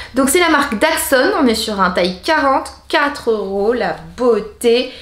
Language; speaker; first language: French; native; French